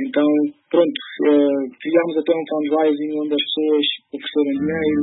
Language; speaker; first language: Portuguese; early bilingual, other home language; Upper Guinea Crioulo